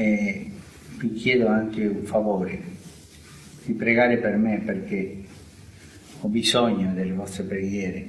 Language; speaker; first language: Italian; non-native, fluent; Spanish